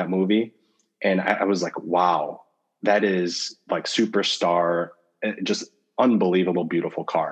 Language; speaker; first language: English; native; English